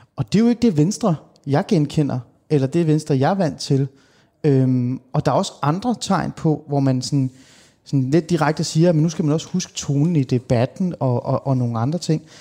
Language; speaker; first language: Danish; early bilingual, other home language; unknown